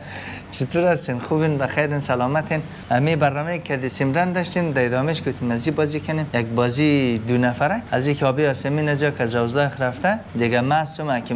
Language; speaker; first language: Persian; native; Persian